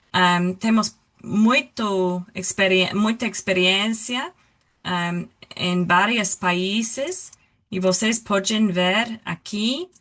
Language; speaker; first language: Portuguese; non-native, learner; English